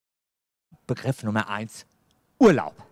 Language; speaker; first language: German; native; German